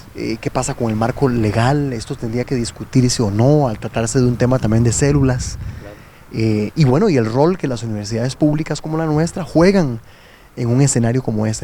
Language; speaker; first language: Spanish; native; Spanish